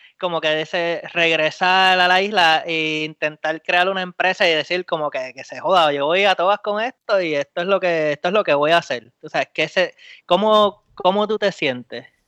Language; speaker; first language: Spanish; native; Spanish